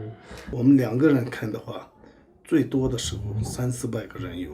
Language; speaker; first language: Chinese; non-native, local second language; Tibetan